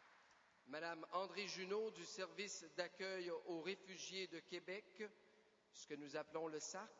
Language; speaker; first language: French; native; French